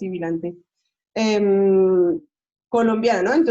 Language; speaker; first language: Spanish; native; Spanish